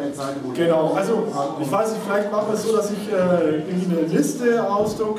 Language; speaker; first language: German; native; German